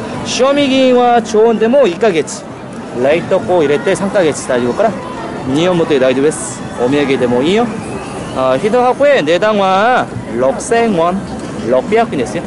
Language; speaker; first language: Japanese; non-native, learner; Korean